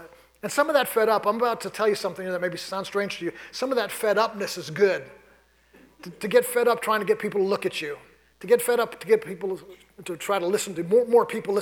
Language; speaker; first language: English; native; English